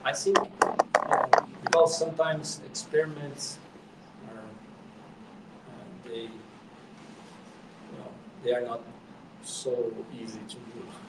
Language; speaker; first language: English; non-native, fluent; Portuguese